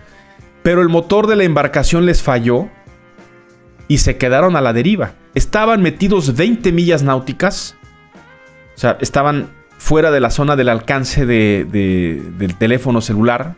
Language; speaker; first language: Spanish; native; Spanish